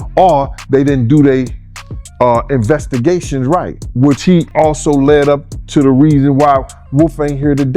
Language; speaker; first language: English; native; English